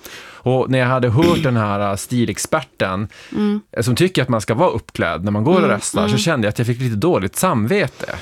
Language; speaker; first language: Swedish; native; Swedish